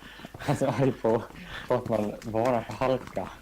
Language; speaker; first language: Swedish; native; Swedish